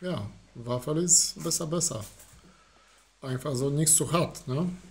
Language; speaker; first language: German; non-native, learner; Polish